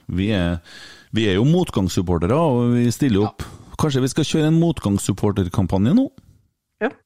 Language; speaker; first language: Norwegian; native; Norwegian